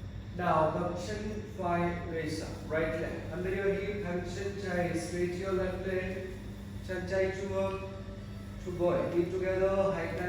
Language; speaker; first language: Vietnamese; non-native, learner; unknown